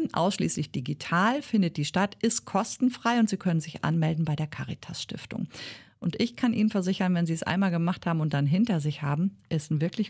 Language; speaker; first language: German; native; German